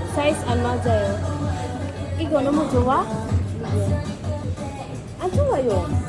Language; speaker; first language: Korean; non-native, learner; Filipino